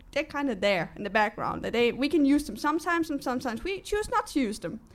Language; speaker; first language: English; non-native, fluent; Danish